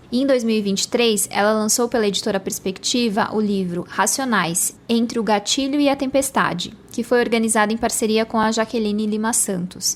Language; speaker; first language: Portuguese; native; Portuguese